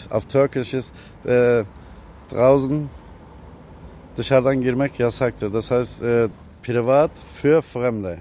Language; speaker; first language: German; non-native, fluent; Turkish